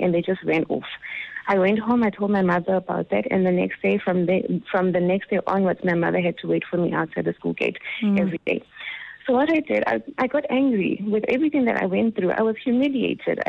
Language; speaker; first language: English; non-native, local second language; Xhosa